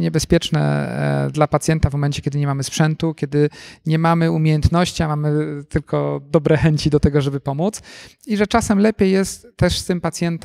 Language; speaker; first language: Polish; native; Polish